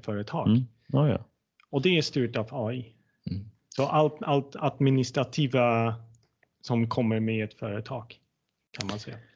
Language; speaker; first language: Swedish; non-native, fluent; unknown